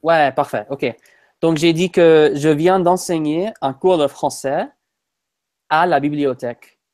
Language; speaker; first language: French; non-native, fluent; English